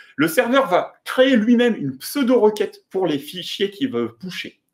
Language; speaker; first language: French; native; French